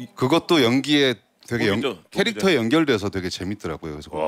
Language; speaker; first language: Korean; native; Korean